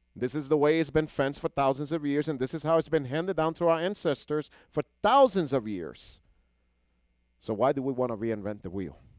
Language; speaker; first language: English; non-native, fluent; Hebrew